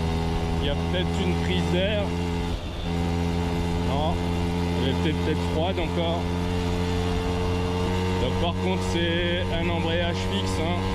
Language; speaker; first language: French; native; French